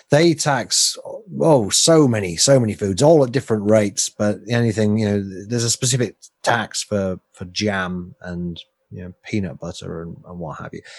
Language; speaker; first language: English; native; English